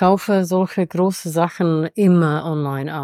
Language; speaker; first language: German; non-native, fluent; Czech